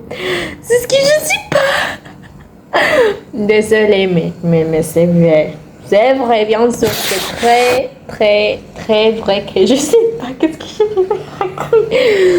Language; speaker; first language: French; non-native, learner; Spanish